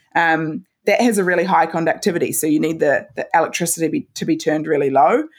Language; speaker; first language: English; native; English